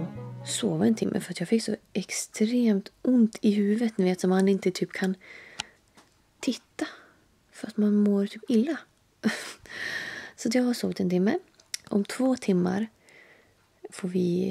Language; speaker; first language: Swedish; native; Swedish